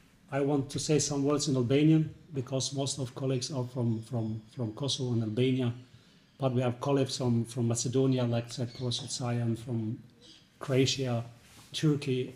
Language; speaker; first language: English; non-native, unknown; Albanian